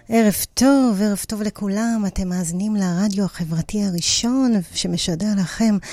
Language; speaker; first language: Hebrew; native; Hebrew